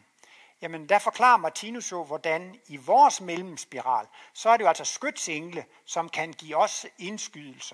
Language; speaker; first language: Danish; native; Danish